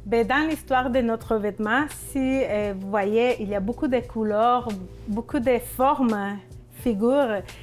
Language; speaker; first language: French; non-native, fluent; Spanish